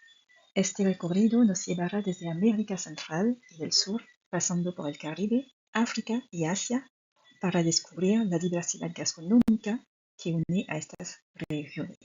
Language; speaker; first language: Spanish; non-native, fluent; French